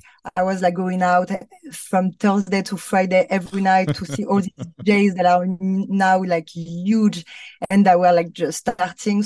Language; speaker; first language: English; non-native, fluent; French